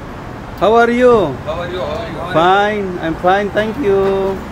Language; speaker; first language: English; non-native, learner; Filipino